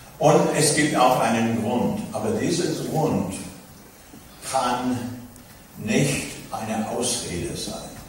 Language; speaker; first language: German; non-native, fluent; English